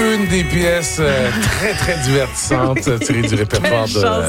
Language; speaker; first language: French; native; French